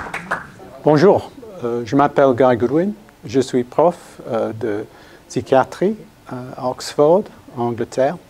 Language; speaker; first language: French; non-native, fluent; English